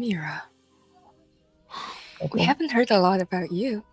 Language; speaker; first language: English; native; English